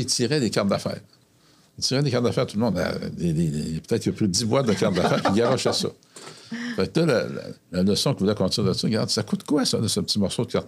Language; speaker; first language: French; native; French